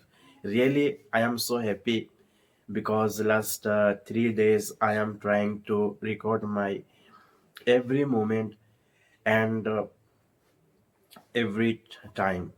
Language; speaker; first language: English; non-native, learner; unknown